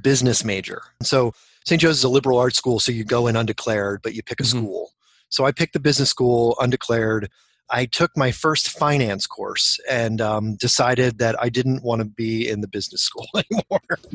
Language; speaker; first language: English; native; English